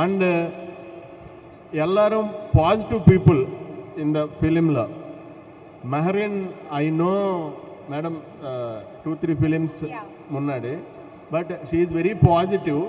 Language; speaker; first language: Tamil; non-native, learner; Telugu